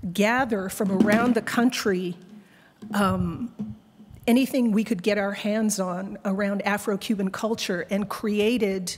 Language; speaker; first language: English; native; English